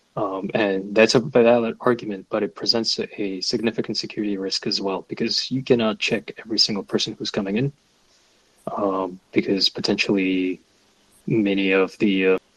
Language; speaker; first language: English; non-native, fluent; Russian